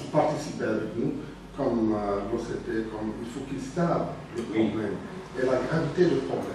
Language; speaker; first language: French; non-native, local second language; Arabic